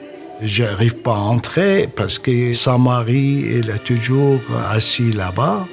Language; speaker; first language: French; non-native, learner; Arabic